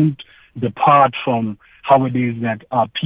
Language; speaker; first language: English; non-native, local second language; Tswana